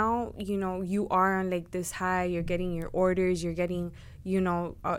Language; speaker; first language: English; native; English